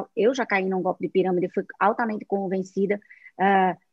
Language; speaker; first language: Portuguese; native; Portuguese